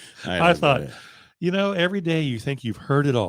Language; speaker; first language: English; native; English